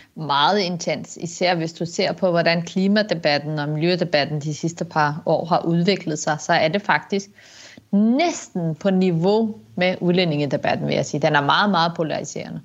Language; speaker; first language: Danish; early bilingual, other home language; Kurdish